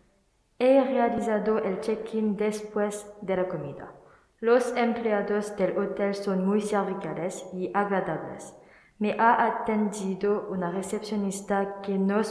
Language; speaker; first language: Spanish; non-native, learner; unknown